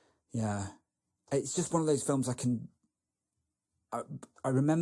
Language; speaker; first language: English; native; English